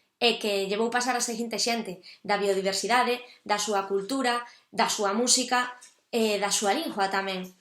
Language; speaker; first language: Galician; native; Galician